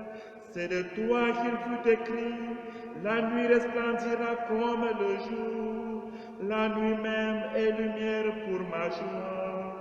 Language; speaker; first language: French; native; French